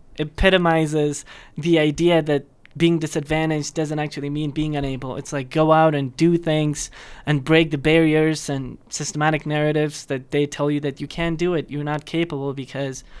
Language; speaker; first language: English; non-native, fluent; Persian